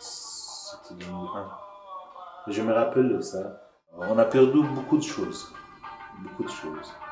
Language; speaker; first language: French; non-native, learner; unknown